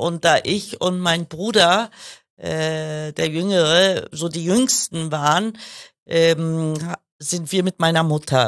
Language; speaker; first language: German; early bilingual, other home language; Kurdish